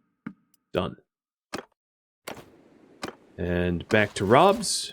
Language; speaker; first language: English; native; English